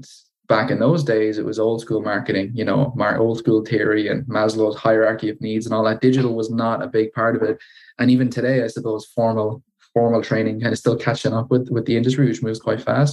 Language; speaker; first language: English; native; English